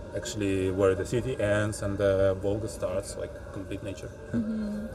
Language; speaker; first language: English; non-native, fluent; Russian